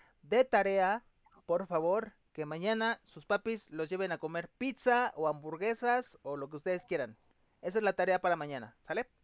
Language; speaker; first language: Spanish; native; Spanish